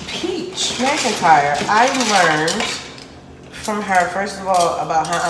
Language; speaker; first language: English; native; English